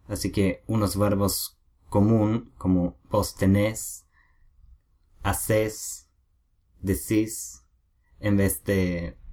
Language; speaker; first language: Spanish; non-native, learner; English